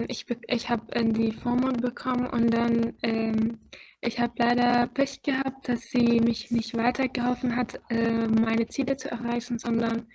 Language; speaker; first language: German; non-native, fluent; Arabic